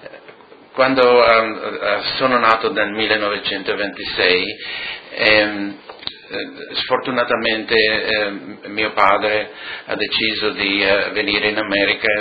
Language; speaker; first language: Italian; non-native, local second language; Friulian